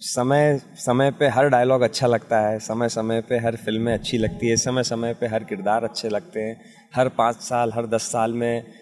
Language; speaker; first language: Hindi; native; Hindi